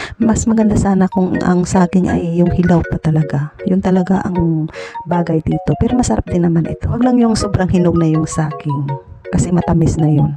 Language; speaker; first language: Filipino; non-native, local second language; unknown